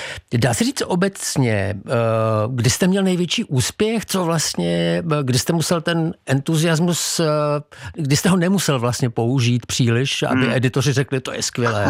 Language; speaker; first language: Czech; native; Czech